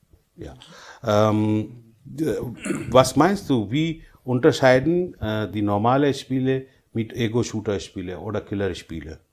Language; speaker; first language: German; non-native, learner; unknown